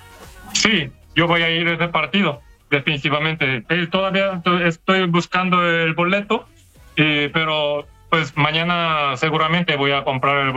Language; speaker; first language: Spanish; non-native, learner; Korean